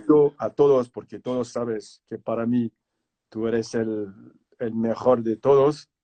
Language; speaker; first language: Spanish; non-native, learner; French